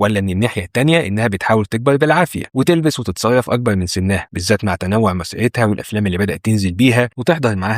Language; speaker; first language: Arabic; native; Arabic